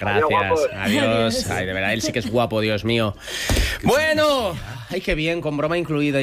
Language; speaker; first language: Spanish; native; Spanish